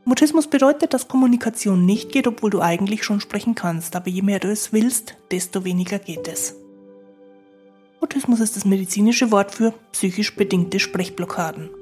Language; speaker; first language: German; native; German